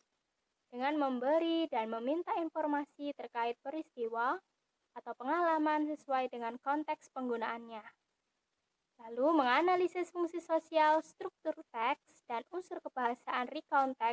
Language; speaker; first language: Indonesian; native; Indonesian